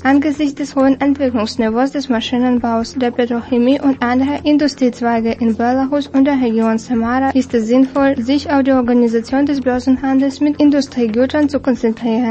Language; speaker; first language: German; non-native, fluent; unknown